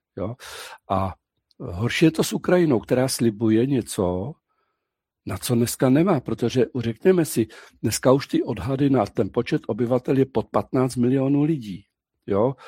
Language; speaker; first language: Czech; native; Czech